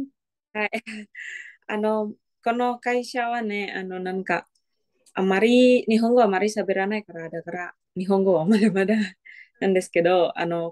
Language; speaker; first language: Japanese; non-native, learner; Indonesian